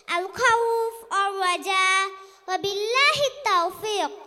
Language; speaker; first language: Arabic; non-native, learner; Bangla